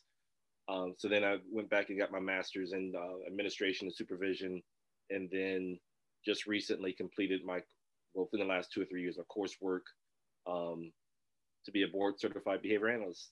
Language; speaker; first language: English; native; English